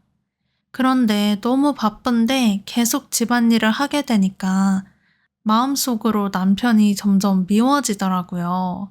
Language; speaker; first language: Korean; native; Korean